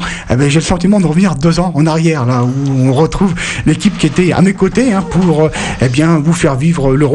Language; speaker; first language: French; native; French